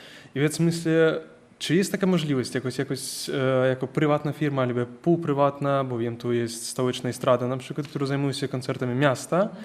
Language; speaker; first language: Polish; non-native, learner; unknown